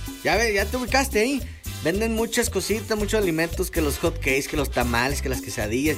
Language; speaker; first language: Spanish; native; Spanish